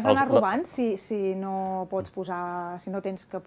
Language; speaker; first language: Catalan; native; Catalan